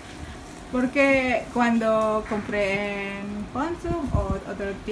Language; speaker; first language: Spanish; non-native, learner; Indonesian